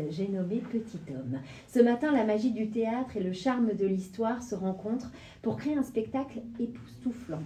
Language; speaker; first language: French; native; French